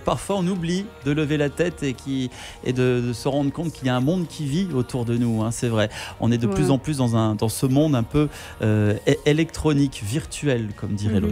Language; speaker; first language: French; native; French